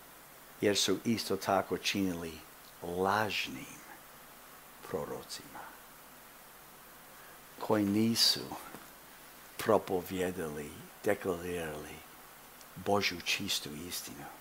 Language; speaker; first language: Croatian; early bilingual, heritage; Croatian